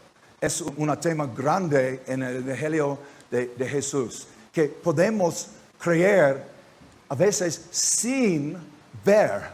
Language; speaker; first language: Spanish; non-native, learner; English